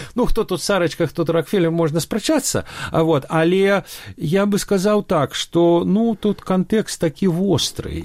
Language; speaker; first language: Belarusian; non-native, local second language; Russian